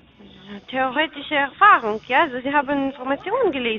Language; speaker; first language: German; non-native, fluent; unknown